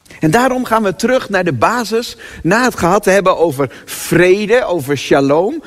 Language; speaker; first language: Dutch; native; Dutch